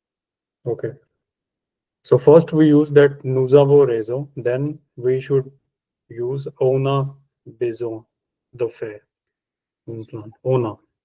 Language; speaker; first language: French; non-native, learner; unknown